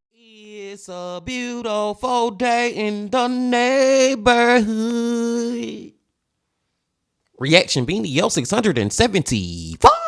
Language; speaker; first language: English; native; English